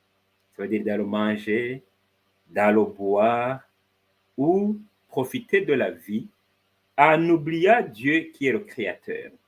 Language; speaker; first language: French; non-native, fluent; Spanish